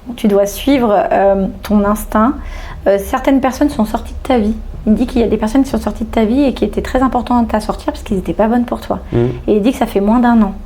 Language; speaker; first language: French; early bilingual, other home language; Portuguese